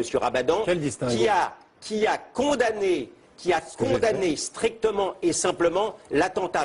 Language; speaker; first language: French; native; French